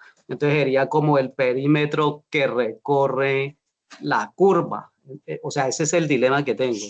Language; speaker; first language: Spanish; native; Spanish